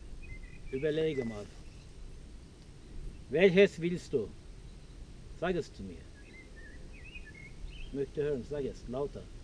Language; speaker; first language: German; non-native, fluent; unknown